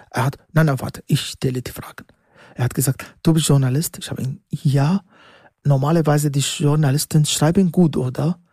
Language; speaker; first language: German; non-native, learner; Arabic